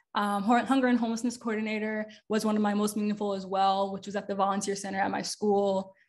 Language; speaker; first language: English; native; English